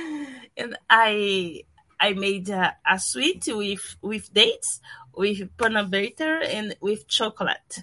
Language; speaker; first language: English; non-native, learner; Portuguese